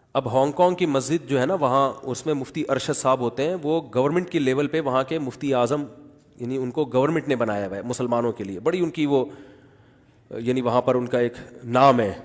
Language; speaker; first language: Urdu; native; Urdu